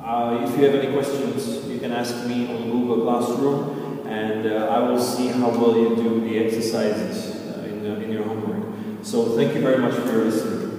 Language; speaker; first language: English; non-native, fluent; Czech